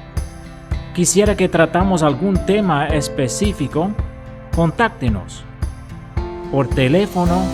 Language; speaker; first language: Spanish; non-native, fluent; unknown